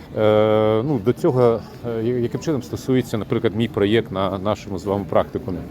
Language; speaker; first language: Ukrainian; non-native, local second language; Russian